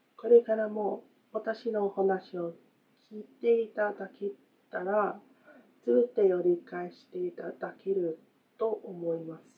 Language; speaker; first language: Japanese; non-native, fluent; English